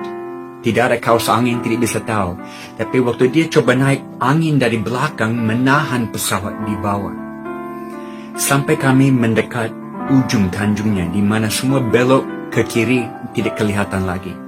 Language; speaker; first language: Indonesian; non-native, fluent; English